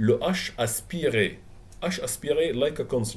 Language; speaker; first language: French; non-native, fluent; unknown